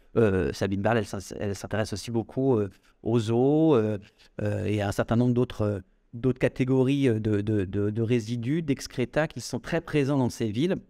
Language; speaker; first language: French; native; French